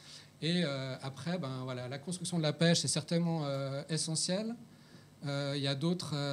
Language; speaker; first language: French; native; French